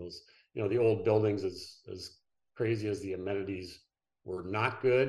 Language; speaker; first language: English; native; English